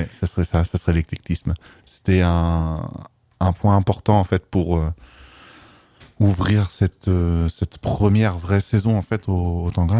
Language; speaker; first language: French; native; French